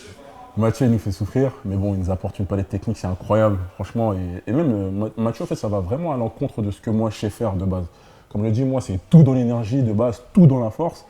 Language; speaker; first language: French; native; French